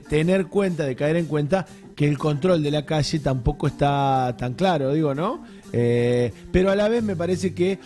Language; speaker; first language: Spanish; native; Spanish